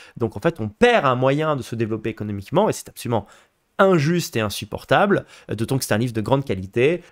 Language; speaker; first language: French; native; French